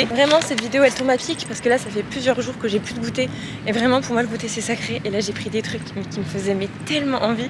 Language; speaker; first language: French; native; French